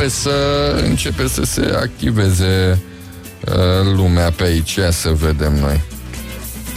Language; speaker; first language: Romanian; native; Romanian